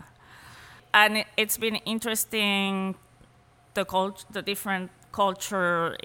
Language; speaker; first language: English; non-native, fluent; Spanish